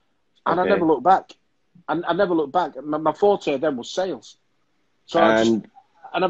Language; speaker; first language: English; native; English